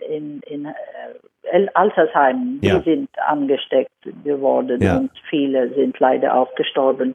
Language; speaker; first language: German; non-native, fluent; Swedish